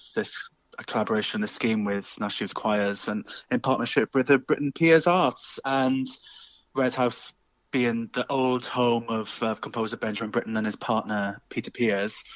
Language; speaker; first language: English; native; English